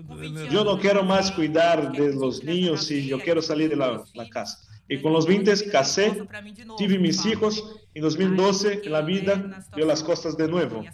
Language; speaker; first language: Spanish; non-native, learner; Portuguese